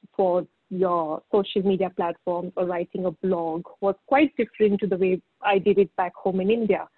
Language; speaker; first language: English; non-native, local second language; Marathi